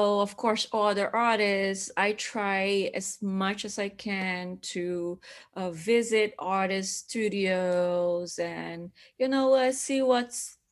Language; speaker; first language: English; non-native, fluent; Portuguese